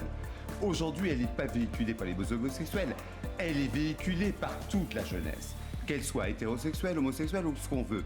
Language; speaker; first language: French; native; French